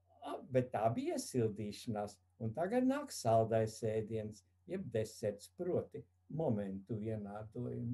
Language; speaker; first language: Latvian; native; Latvian